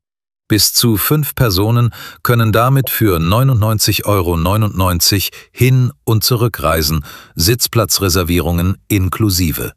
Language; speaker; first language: German; native; German